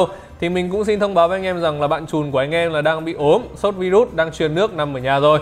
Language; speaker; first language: Vietnamese; native; Vietnamese